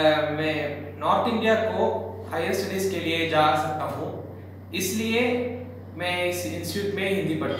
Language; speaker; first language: Hindi; non-native, local second language; Tamil